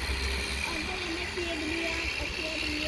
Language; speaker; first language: Turkish; early bilingual, heritage; Turkish